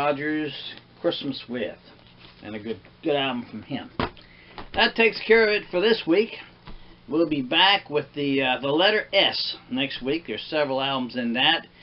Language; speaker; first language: English; native; English